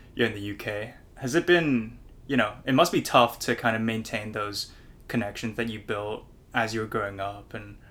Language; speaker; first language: English; non-native, local second language; Cantonese